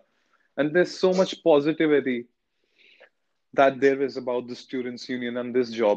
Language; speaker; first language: English; non-native, local second language; Hindi